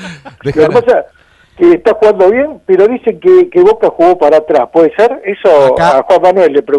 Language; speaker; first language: Spanish; native; Spanish